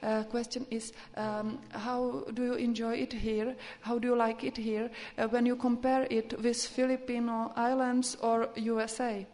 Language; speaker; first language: English; non-native, fluent; Czech